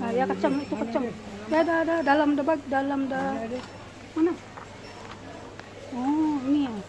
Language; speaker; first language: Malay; non-native, learner; Filipino